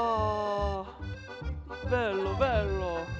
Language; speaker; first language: Italian; non-native, learner; Korean